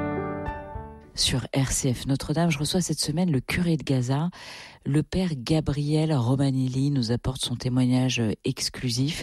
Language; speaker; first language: French; native; French